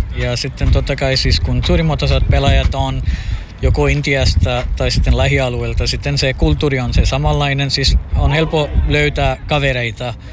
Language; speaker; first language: Finnish; non-native, fluent; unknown